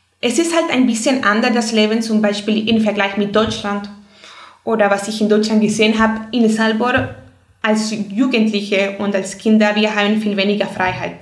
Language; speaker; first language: German; non-native, fluent; Spanish